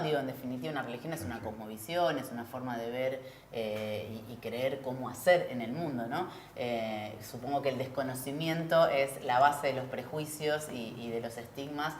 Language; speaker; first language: Spanish; native; Spanish